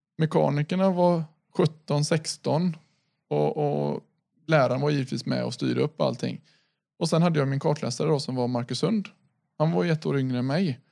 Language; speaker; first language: Swedish; native; Swedish